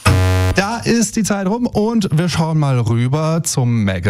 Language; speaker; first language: German; native; German